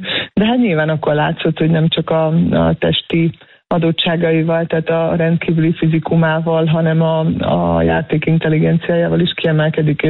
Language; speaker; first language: Hungarian; native; Hungarian